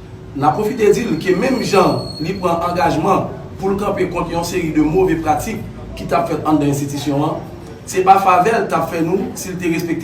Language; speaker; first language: Haitian Creole; native; Haitian Creole